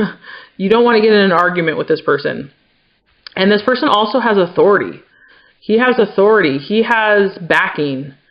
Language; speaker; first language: English; native; English